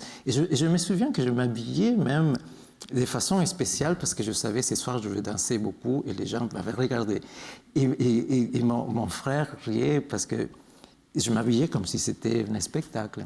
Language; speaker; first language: French; non-native, fluent; Spanish